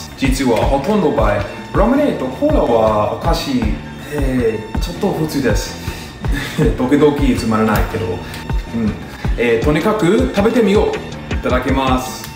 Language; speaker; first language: Japanese; non-native, learner; English